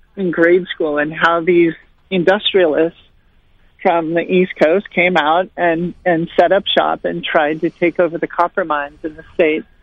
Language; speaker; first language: English; native; English